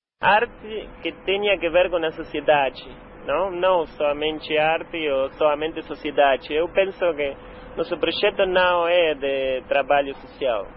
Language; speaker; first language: Portuguese; non-native, learner; Spanish